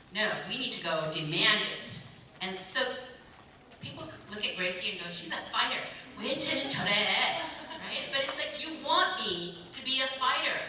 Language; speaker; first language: English; early bilingual, other home language; Korean